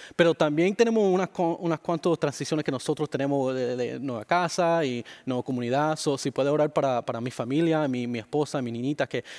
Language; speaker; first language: Spanish; early bilingual, heritage; Spanish